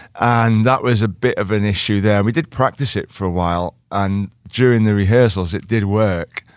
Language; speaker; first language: English; native; English